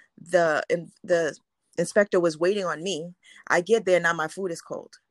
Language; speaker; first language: English; early bilingual, other home language; Haitian Creole